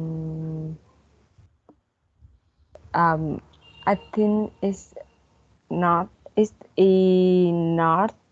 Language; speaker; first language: English; non-native, learner; Vietnamese